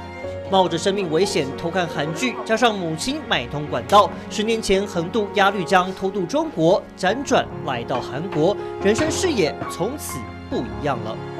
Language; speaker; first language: Chinese; native; Chinese